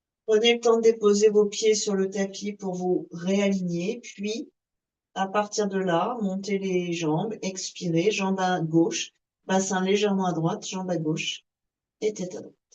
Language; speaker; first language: French; native; French